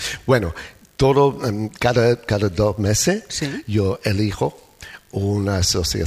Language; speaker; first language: Spanish; non-native, fluent; English